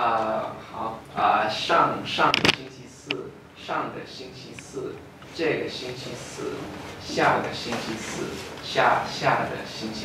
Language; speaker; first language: Chinese; non-native, learner; English